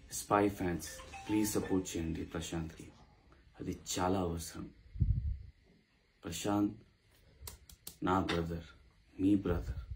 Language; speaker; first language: Telugu; non-native, learner; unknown